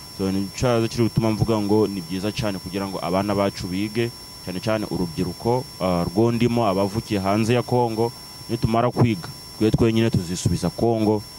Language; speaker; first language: Kinyarwanda; early bilingual, heritage; Kinyarwanda